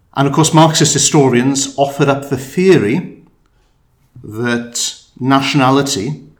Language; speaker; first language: English; native; English